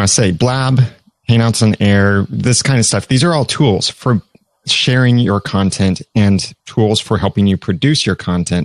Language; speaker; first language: English; native; English